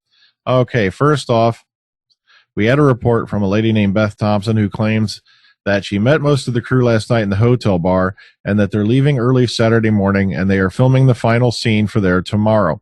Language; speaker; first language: English; native; English